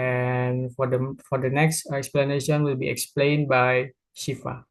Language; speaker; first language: English; non-native, learner; Indonesian